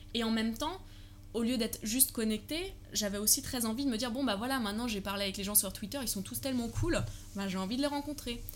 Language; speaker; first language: French; early bilingual, heritage; German